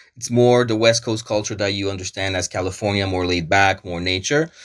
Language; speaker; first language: English; early bilingual, other home language; Polish